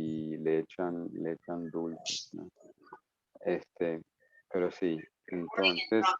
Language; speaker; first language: Spanish; non-native, fluent; English